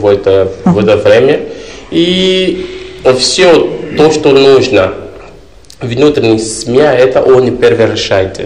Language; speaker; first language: Russian; non-native, learner; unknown